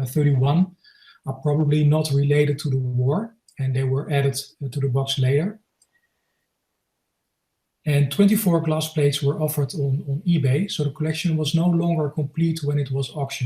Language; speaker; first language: English; non-native, fluent; Dutch